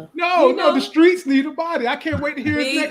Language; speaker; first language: English; native; English